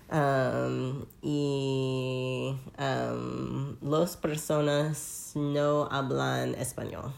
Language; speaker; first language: Spanish; non-native, learner; English